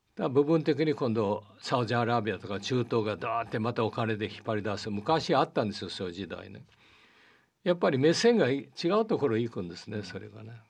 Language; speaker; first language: Japanese; early bilingual, heritage; Portuguese